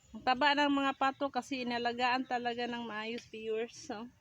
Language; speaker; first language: Filipino; non-native, local second language; Cebuano